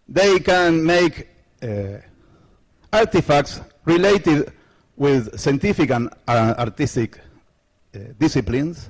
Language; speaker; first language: English; non-native, learner; Spanish